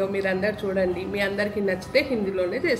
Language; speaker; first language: Telugu; non-native, local second language; Urdu